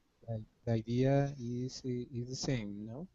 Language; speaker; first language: English; non-native, learner; Spanish